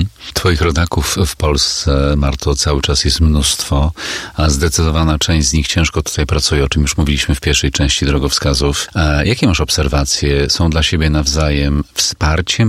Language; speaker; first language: Polish; native; Polish